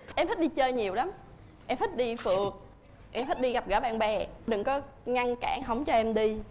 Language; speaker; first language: Vietnamese; native; Vietnamese